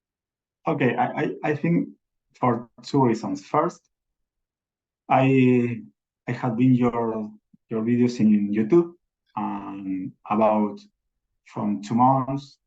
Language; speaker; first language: English; non-native, learner; Spanish